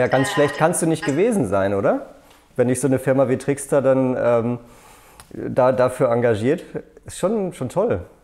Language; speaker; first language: German; native; German